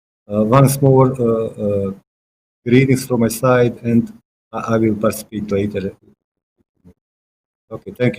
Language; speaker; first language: English; non-native, fluent; Bosnian